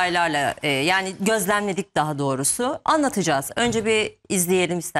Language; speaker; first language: Turkish; native; Turkish